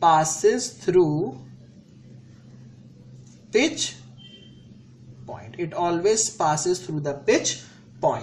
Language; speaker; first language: English; non-native, local second language; Hindi